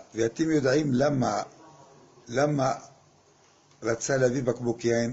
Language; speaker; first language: Hebrew; non-native, fluent; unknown